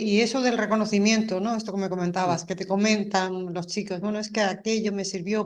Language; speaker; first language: Spanish; native; Spanish